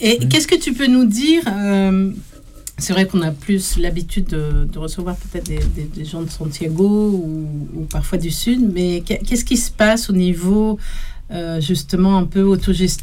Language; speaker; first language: French; native; French